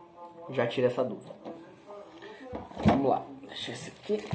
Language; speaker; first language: Portuguese; native; Portuguese